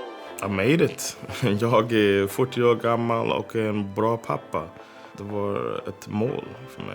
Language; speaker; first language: Swedish; non-native, fluent; English